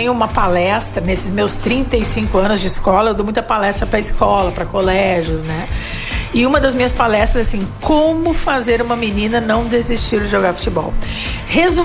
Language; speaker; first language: Portuguese; native; Portuguese